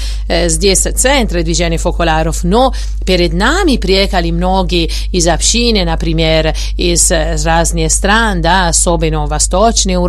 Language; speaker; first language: Russian; non-native, fluent; Italian